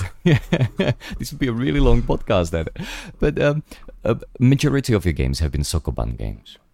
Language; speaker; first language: English; non-native, fluent; Czech